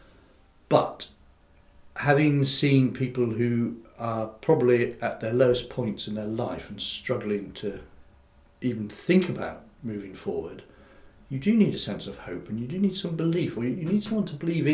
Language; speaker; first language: English; native; English